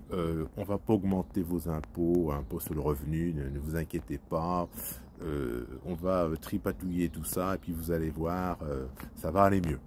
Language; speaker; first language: French; native; French